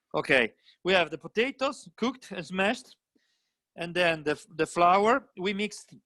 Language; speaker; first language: English; non-native, fluent; Italian